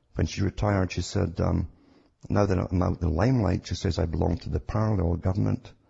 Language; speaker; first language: English; native; English